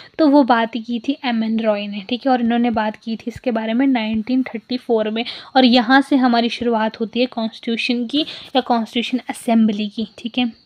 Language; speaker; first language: Hindi; non-native, local second language; Punjabi